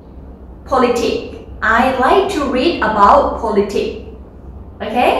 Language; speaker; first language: English; non-native, learner; Thai